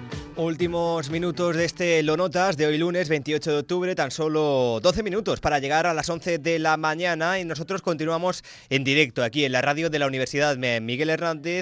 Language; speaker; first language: Spanish; native; Spanish